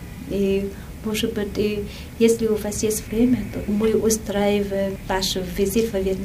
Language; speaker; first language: Russian; non-native, fluent; Vietnamese